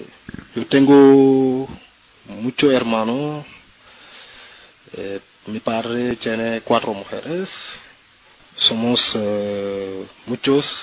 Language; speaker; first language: Spanish; non-native, learner; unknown